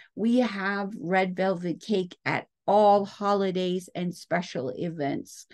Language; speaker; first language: English; native; English